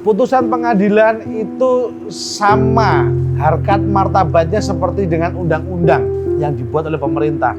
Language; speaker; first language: Indonesian; native; Indonesian